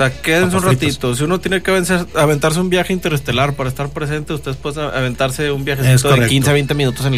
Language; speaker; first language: Spanish; native; Spanish